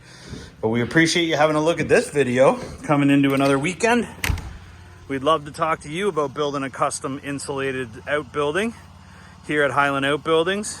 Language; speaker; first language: English; native; English